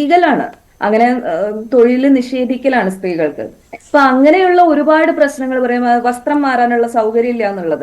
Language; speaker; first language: Malayalam; native; Malayalam